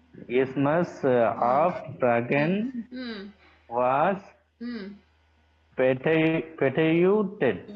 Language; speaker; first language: German; non-native, learner; Tamil